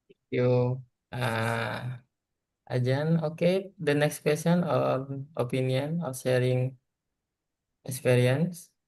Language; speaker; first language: English; non-native, learner; Indonesian